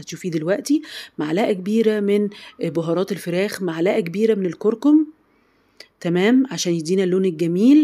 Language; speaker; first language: Arabic; native; Arabic